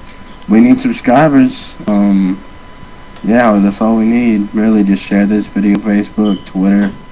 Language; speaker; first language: English; native; English